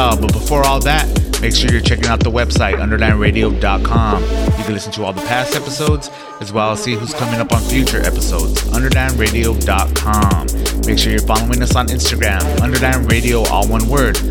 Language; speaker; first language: English; native; English